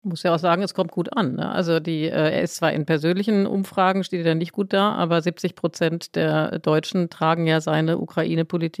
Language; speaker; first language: German; native; German